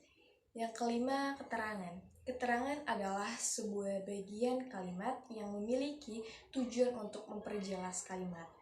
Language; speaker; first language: Indonesian; native; Indonesian